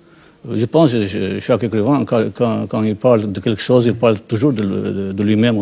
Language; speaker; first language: French; non-native, fluent; Albanian